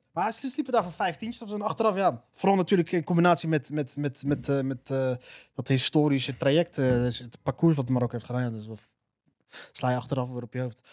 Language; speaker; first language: Dutch; early bilingual, other home language; Arabic